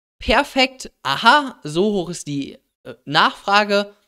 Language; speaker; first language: German; native; German